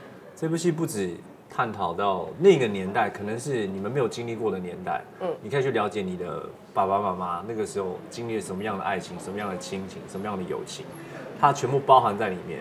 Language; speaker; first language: Chinese; native; Chinese